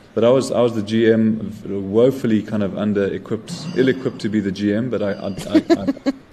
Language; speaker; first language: English; native; English